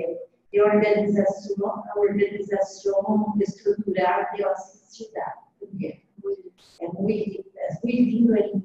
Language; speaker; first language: Spanish; non-native, learner; Portuguese